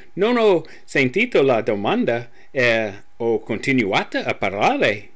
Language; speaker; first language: Italian; non-native, learner; English